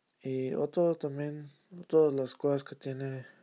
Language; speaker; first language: Spanish; early bilingual, heritage; Spanish